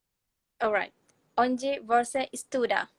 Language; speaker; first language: Portuguese; non-native, learner; Malay